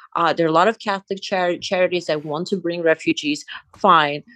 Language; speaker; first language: English; non-native, fluent; Azerbaijani